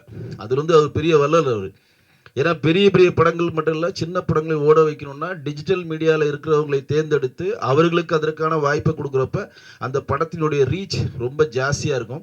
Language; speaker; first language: Tamil; native; Tamil